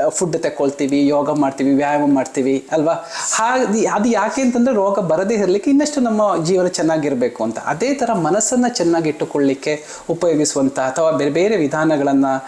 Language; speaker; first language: Kannada; non-native, local second language; Malayalam